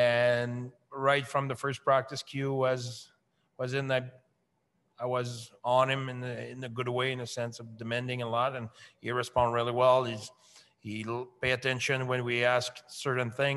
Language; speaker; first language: English; non-native, fluent; French